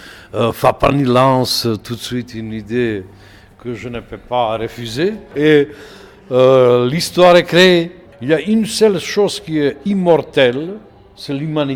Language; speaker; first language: French; non-native, fluent; Macedonian